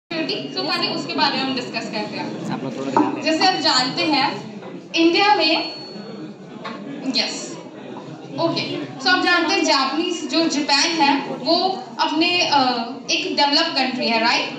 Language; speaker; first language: Hindi; native; Hindi